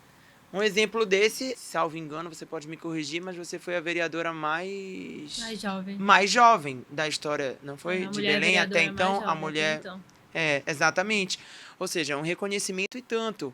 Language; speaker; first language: Portuguese; native; Portuguese